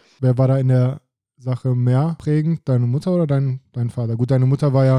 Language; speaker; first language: German; native; German